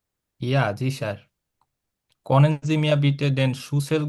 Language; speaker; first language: German; non-native, learner; Bangla